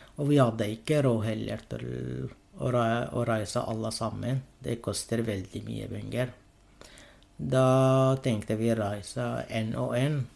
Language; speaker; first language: Norwegian; non-native, fluent; Arabic